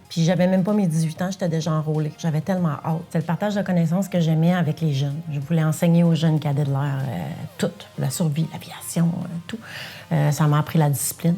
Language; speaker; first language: French; non-native, local second language; English